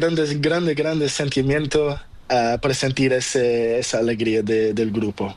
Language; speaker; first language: Spanish; non-native, learner; Portuguese